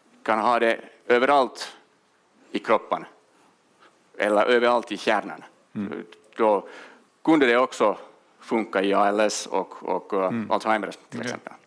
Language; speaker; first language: Swedish; non-native, local second language; Finnish